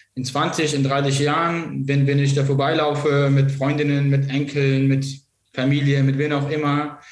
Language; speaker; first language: German; non-native, local second language; Kurdish